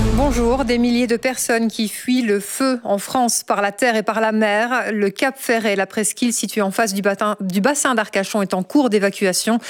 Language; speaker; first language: French; native; French